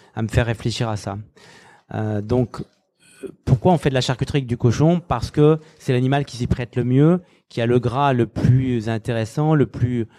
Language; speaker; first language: French; native; French